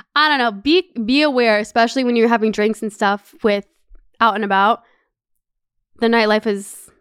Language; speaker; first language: English; native; English